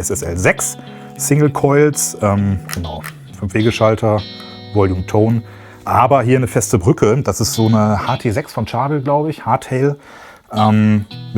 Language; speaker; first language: German; native; German